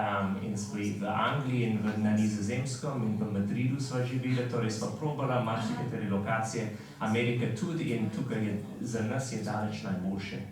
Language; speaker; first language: Slovenian; non-native, fluent; English